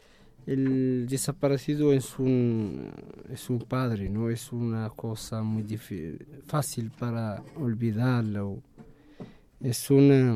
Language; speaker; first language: Spanish; non-native, learner; Arabic